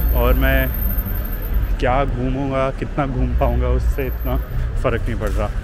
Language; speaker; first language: Hindi; native; Hindi